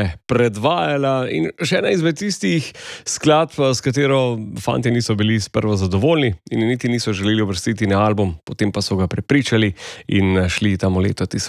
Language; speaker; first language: Slovenian; native; Slovenian